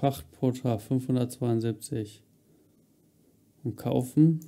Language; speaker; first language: German; native; German